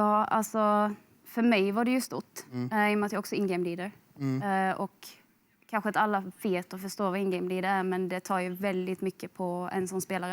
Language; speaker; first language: Swedish; native; Swedish